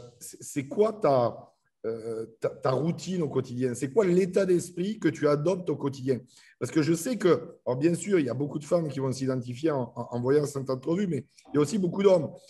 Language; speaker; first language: French; native; French